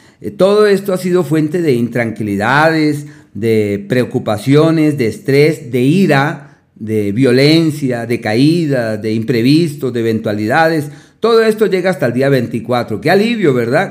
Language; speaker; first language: Spanish; native; Spanish